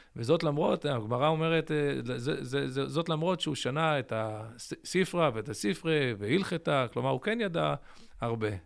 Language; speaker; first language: Hebrew; early bilingual, other home language; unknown